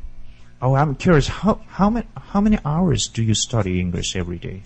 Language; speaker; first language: English; non-native, learner; Japanese